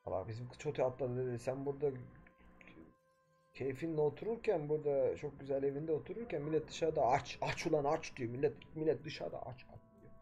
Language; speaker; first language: Turkish; native; Turkish